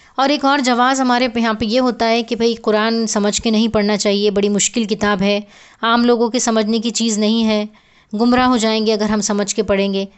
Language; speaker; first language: Urdu; native; Urdu